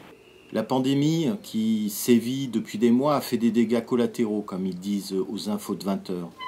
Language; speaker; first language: French; native; French